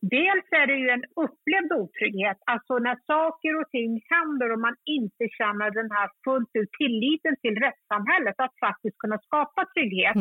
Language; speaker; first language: Swedish; early bilingual, other home language; Kurdish